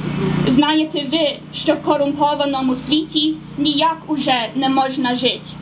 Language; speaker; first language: Ukrainian; early bilingual, heritage; Ukrainian